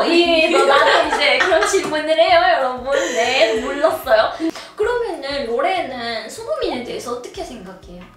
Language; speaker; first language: Korean; non-native, fluent; Arabic